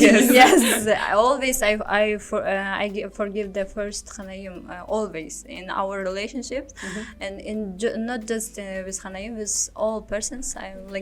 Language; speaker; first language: English; non-native, learner; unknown